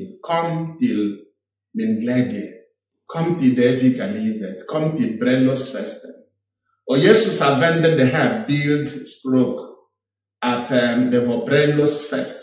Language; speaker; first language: Swedish; non-native, fluent; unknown